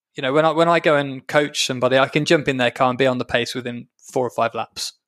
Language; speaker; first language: English; native; English